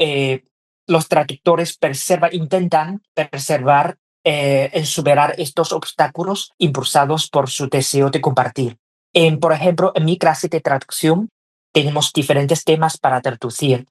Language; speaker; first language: Spanish; non-native, fluent; Chinese